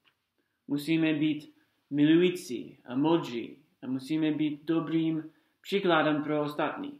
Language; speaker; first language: Czech; non-native, fluent; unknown